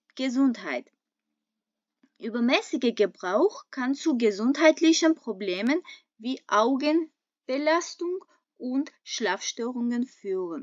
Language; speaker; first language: German; non-native, fluent; Armenian